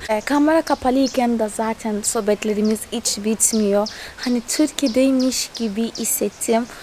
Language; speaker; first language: Turkish; non-native, fluent; Portuguese